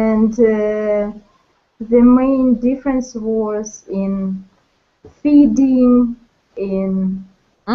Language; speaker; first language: English; non-native, learner; Russian